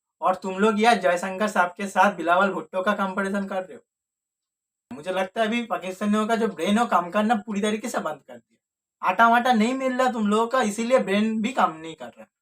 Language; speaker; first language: Hindi; native; Hindi